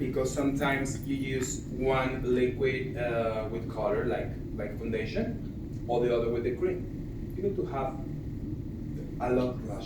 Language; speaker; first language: English; non-native, learner; Spanish